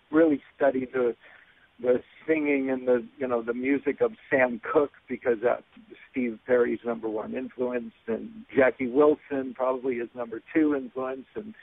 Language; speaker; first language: English; native; English